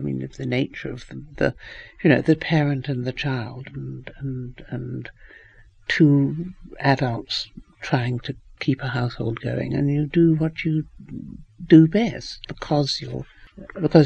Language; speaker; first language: English; native; English